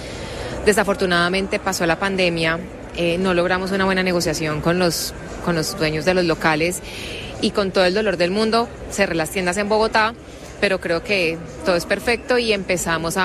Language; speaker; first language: Spanish; native; Spanish